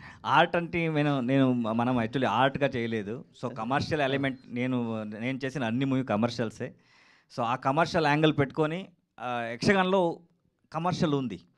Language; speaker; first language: Telugu; non-native, learner; Kannada